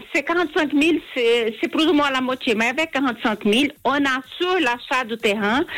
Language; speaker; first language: French; non-native, learner; Portuguese